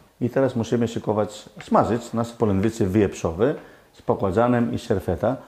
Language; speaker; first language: Polish; non-native, fluent; Greek